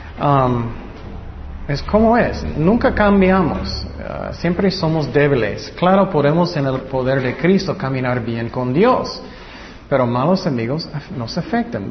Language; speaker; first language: Spanish; non-native, fluent; English